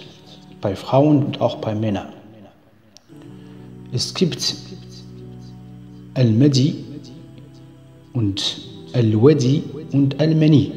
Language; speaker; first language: German; non-native, fluent; Arabic